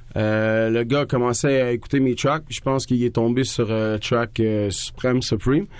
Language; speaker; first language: French; native; French